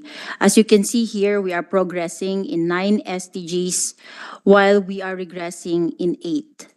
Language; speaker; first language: English; non-native, local second language; Filipino